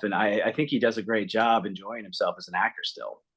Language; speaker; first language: English; native; English